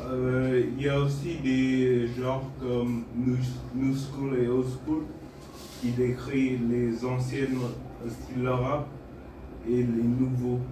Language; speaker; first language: French; non-native, fluent; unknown